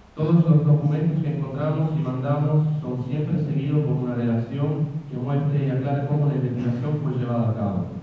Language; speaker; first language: Spanish; non-native, fluent; Italian